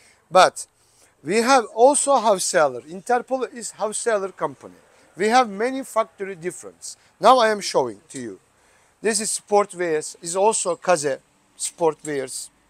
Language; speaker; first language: English; non-native, learner; Turkish